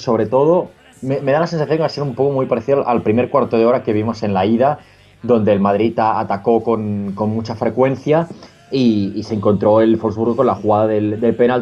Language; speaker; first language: Spanish; native; Spanish